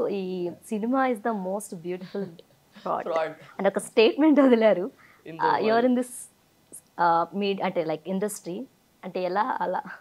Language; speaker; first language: Telugu; native; Telugu